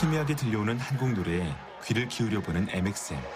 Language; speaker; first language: Korean; native; Korean